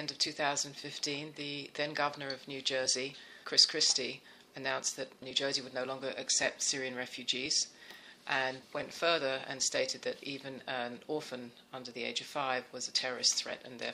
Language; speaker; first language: English; native; English